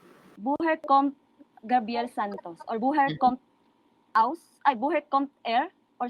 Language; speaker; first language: German; non-native, learner; Filipino